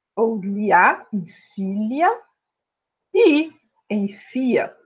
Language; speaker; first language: Portuguese; native; Portuguese